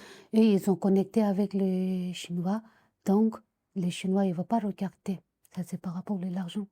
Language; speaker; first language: French; non-native, learner; Tibetan